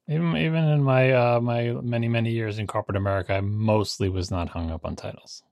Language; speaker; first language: English; native; English